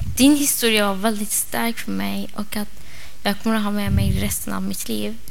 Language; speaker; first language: Swedish; non-native, fluent; Persian